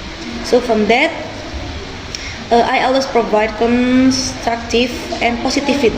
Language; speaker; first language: English; non-native, fluent; Indonesian